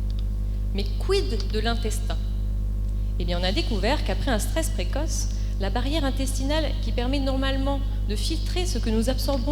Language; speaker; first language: French; native; French